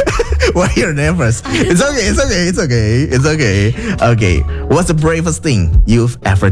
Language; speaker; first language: English; non-native, learner; Indonesian